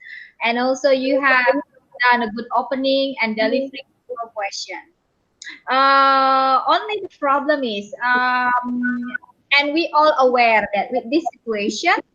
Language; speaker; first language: English; non-native, fluent; Indonesian